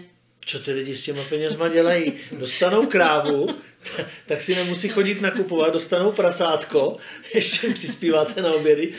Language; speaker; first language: Czech; native; Czech